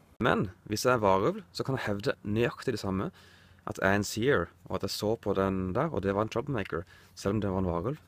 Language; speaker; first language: Norwegian; native; Norwegian